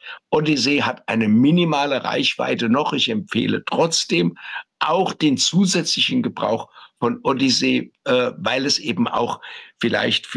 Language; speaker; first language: German; native; German